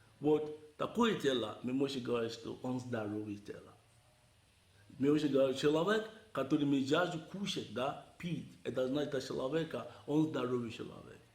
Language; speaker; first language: Russian; non-native, learner; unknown